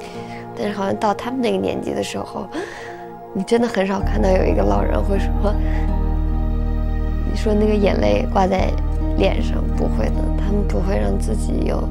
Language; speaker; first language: Chinese; native; Chinese